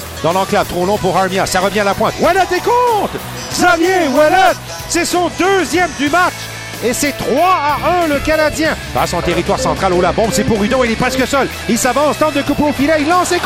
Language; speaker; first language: French; native; French